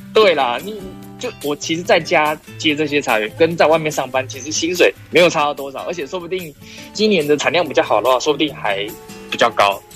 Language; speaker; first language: Chinese; native; Chinese